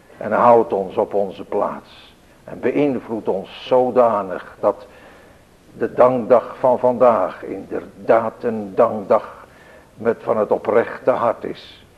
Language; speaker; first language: Dutch; native; Dutch